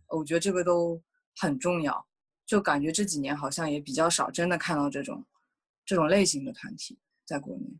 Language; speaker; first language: Chinese; native; Chinese